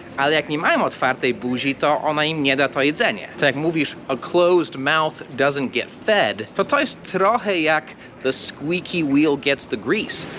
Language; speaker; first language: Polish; non-native, fluent; English